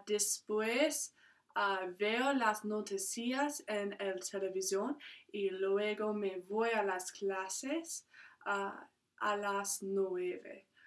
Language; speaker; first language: Spanish; non-native, learner; English